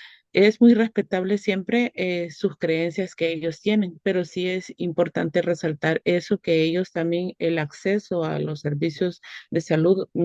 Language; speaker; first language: Spanish; native; Spanish